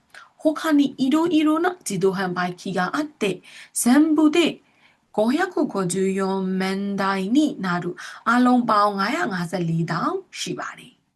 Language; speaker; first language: Japanese; non-native, fluent; Burmese